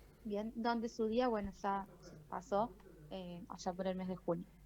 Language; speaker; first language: Spanish; native; Spanish